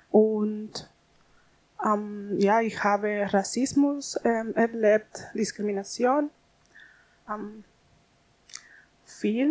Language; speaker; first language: German; non-native, learner; Spanish